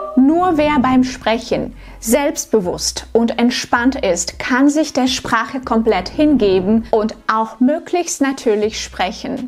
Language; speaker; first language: German; non-native, fluent; Russian